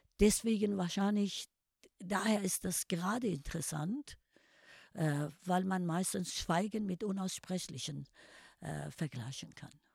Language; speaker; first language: German; non-native, fluent; Persian